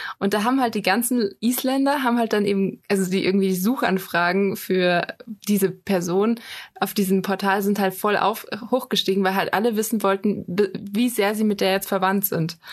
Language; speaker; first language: German; native; German